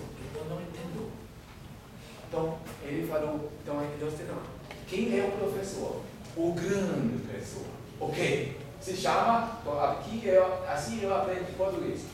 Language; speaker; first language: Portuguese; non-native, fluent; German